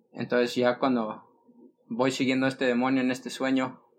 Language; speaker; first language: Spanish; early bilingual, heritage; Spanish